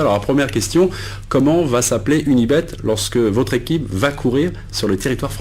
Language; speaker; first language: French; native; French